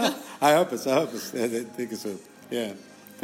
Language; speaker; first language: English; non-native, fluent; Italian